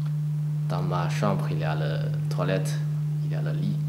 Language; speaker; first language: French; non-native, learner; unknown